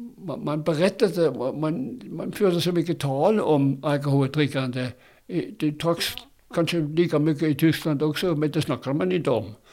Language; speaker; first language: Swedish; non-native, fluent; German